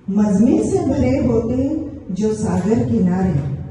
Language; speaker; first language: Hindi; non-native, local second language; Marathi